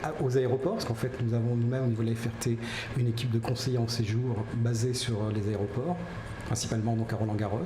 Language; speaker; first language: French; native; French